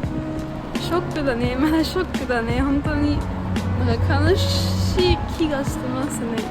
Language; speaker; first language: Japanese; non-native, learner; English